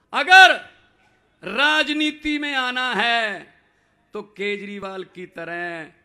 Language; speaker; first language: Hindi; non-native, local second language; Punjabi